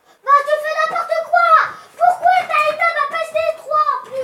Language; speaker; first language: French; native; French